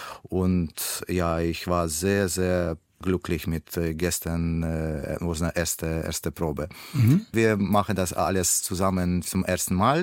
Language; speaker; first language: German; non-native, learner; Russian